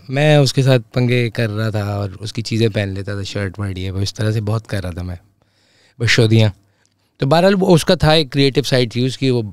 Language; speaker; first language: Urdu; native; Urdu